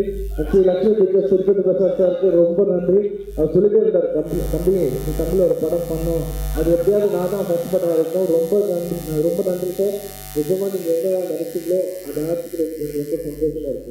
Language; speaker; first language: Tamil; non-native, local second language; Telugu